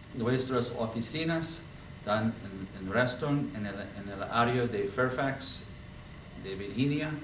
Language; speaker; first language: Spanish; non-native, fluent; English